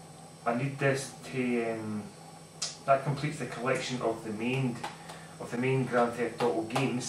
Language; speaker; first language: English; native; English